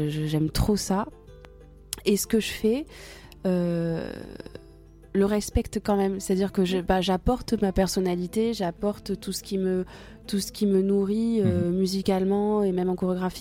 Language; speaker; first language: French; native; French